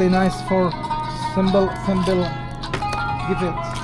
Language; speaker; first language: English; non-native, learner; Arabic